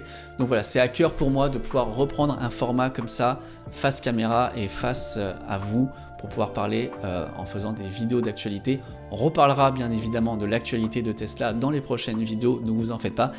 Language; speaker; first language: French; native; French